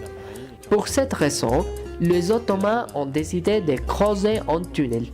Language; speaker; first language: French; non-native, learner; Spanish